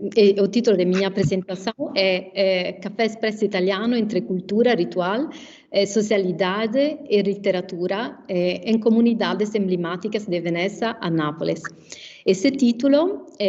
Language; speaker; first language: Portuguese; non-native, fluent; Italian